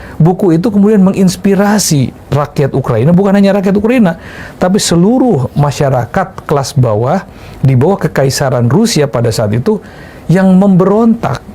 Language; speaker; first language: Indonesian; native; Indonesian